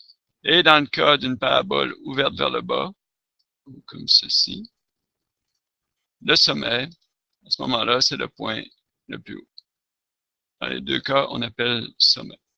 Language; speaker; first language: French; native; French